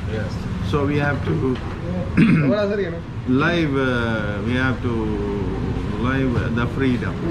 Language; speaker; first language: English; non-native, learner; Tamil